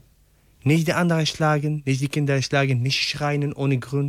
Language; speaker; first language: German; non-native, learner; Arabic